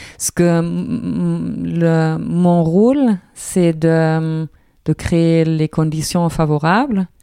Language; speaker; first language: French; non-native, fluent; German